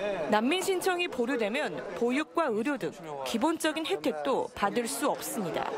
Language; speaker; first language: Korean; native; Korean